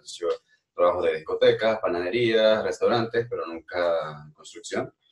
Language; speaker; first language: Spanish; native; Spanish